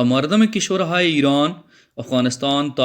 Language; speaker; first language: Persian; non-native, fluent; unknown